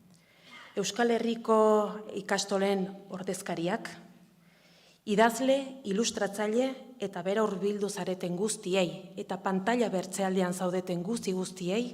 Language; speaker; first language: Basque; native; Basque